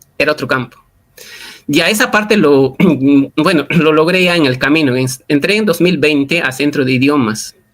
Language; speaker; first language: Spanish; non-native, local second language; Quechua